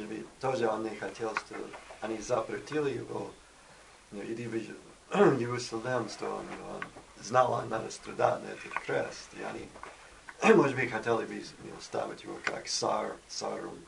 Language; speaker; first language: Russian; non-native, learner; English